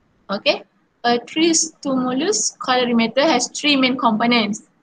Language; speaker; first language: English; non-native, local second language; Malay